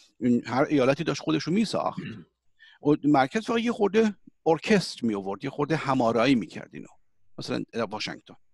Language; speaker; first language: Persian; early bilingual, heritage; Persian